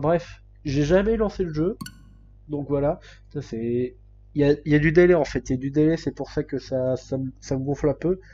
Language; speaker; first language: French; native; French